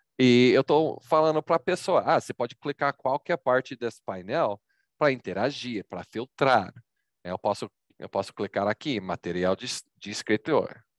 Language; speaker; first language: Portuguese; non-native, fluent; English